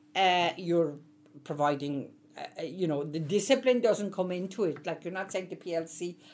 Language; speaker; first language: English; native; English